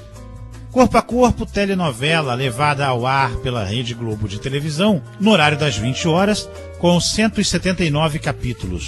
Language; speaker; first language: Portuguese; native; Portuguese